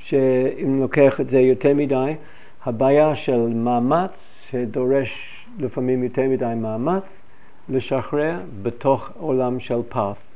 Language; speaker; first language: Hebrew; non-native, fluent; English